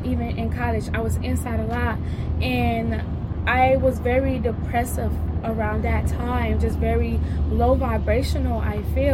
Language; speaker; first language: English; native; English